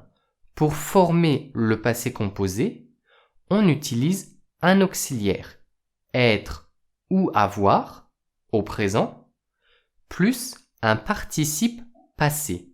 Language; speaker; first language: French; native; French